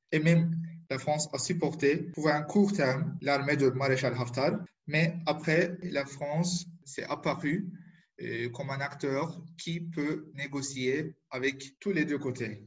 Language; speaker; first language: French; non-native, fluent; Turkish